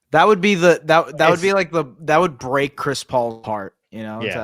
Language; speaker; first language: English; native; English